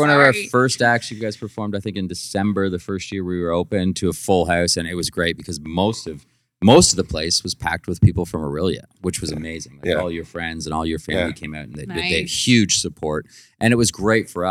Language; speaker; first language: English; native; English